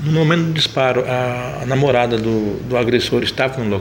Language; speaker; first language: Portuguese; native; Portuguese